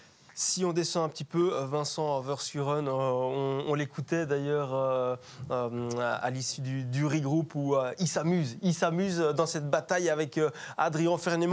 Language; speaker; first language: French; native; French